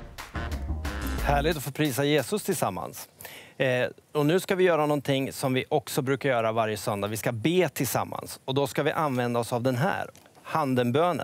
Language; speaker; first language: Swedish; native; Swedish